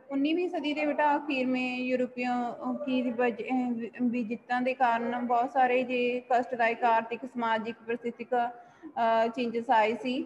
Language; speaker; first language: Hindi; non-native, local second language; Punjabi